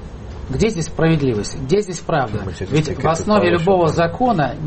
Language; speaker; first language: Russian; native; Russian